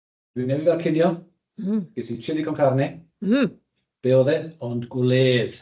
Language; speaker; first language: Welsh; native; Welsh